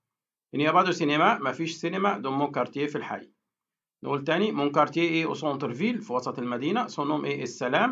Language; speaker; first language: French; non-native, fluent; Arabic